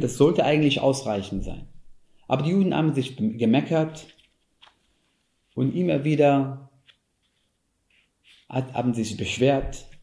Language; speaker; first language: German; non-native, fluent; Hebrew